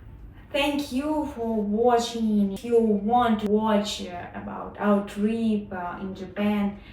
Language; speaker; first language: English; non-native, learner; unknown